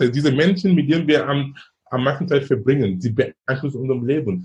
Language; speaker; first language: German; non-native, fluent; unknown